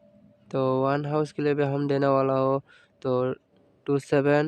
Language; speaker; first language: Hindi; non-native, local second language; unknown